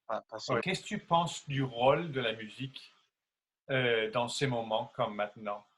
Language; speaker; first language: French; non-native, learner; Danish